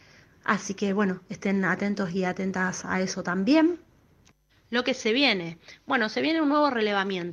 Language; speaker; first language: Spanish; native; Spanish